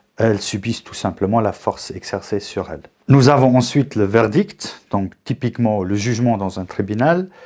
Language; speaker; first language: French; native; French